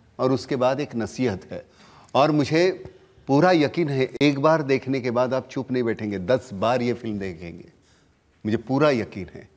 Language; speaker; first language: Hindi; non-native, local second language; Marathi